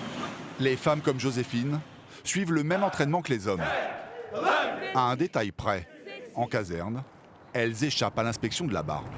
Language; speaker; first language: French; native; French